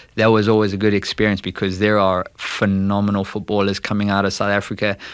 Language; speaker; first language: English; native; English